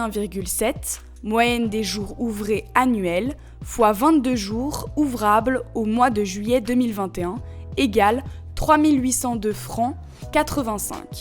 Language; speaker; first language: French; native; French